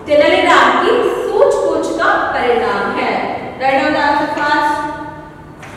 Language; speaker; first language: Hindi; non-native, local second language; Kannada